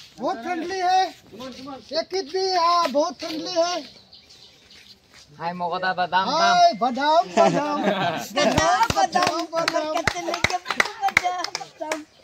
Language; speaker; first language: Hindi; non-native, local second language; Khasi